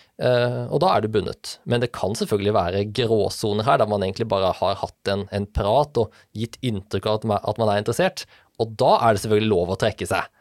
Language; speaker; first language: Norwegian; native; Norwegian